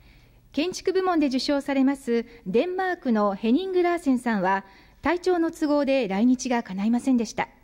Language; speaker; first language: Japanese; native; Japanese